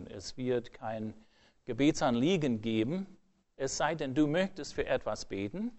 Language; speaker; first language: German; non-native, fluent; English